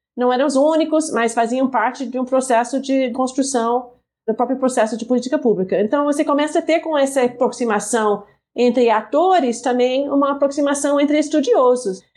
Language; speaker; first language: Portuguese; non-native, fluent; English